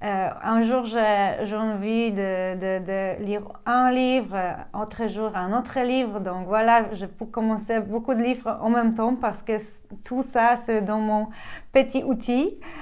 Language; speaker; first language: French; non-native, fluent; Polish